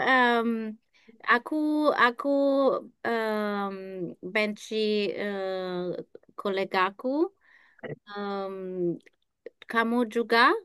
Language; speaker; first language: Indonesian; non-native, learner; English